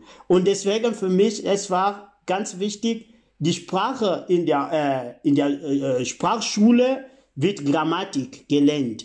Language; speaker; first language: German; non-native, fluent; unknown